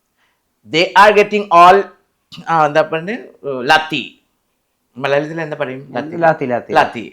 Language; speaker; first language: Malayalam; non-native, fluent; Assamese